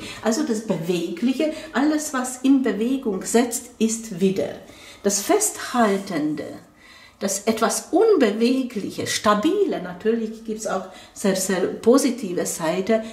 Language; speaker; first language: German; non-native, fluent; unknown